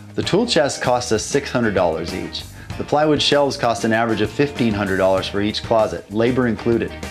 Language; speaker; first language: English; native; English